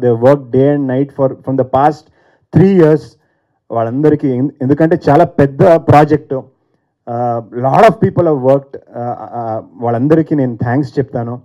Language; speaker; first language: Telugu; non-native, fluent; Kannada